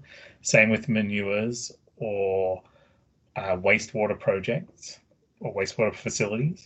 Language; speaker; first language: English; native; English